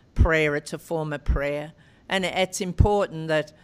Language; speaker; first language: English; native; English